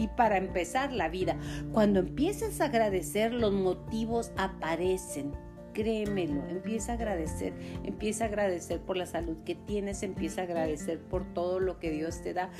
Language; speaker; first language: Spanish; native; Spanish